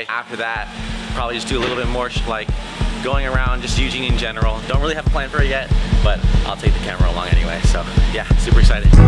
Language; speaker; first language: English; native; English